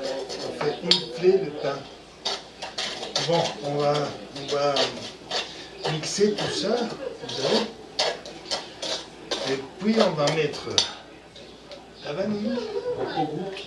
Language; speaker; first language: French; non-native, fluent; Spanish